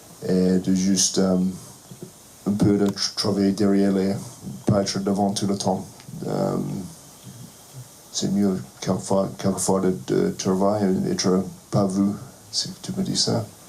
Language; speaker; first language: French; non-native, fluent; English